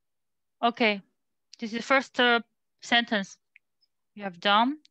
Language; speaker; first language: English; non-native, learner; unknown